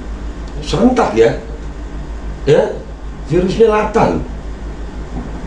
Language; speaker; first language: Indonesian; native; Indonesian